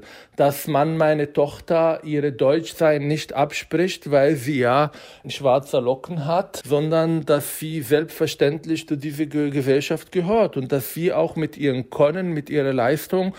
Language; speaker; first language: German; non-native, fluent; Arabic